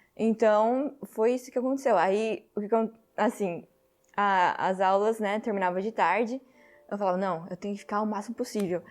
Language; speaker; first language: Portuguese; early bilingual, heritage; Portuguese